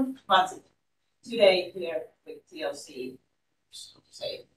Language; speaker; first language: English; non-native, fluent; Finnish